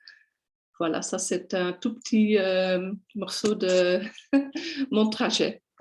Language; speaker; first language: French; non-native, local second language; Dutch